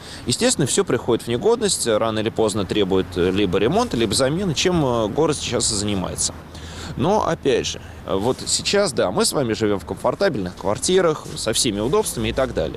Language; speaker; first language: Russian; native; Russian